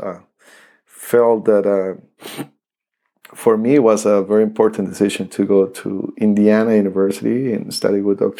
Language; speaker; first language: English; non-native, fluent; Spanish